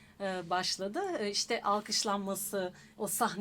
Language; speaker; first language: Turkish; native; Turkish